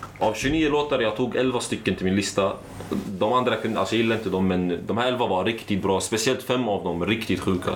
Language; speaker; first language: Swedish; early bilingual, other home language; Arabic